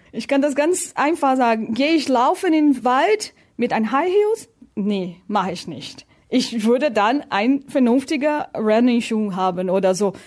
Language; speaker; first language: German; non-native, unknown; Portuguese